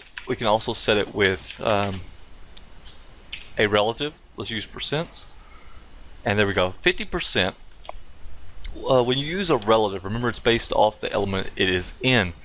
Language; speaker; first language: English; native; English